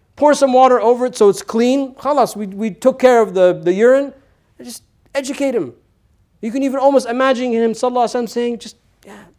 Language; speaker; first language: English; native; English